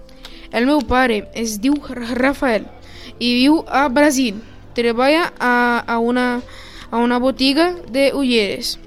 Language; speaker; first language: Catalan; non-native, learner; Portuguese